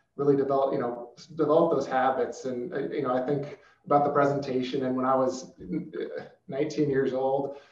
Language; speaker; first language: English; native; English